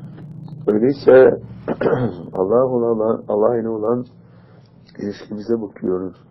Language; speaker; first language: Turkish; native; Turkish